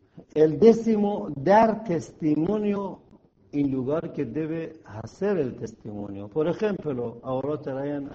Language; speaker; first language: Spanish; non-native, fluent; Persian